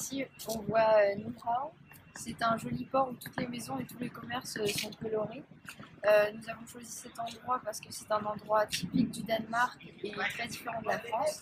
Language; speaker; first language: French; non-native, learner; Danish